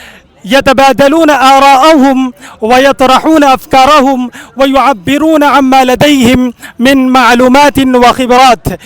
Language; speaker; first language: Arabic; non-native, fluent; Urdu